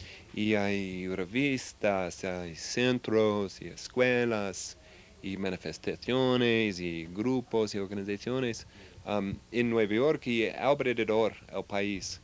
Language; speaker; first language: Spanish; non-native, fluent; English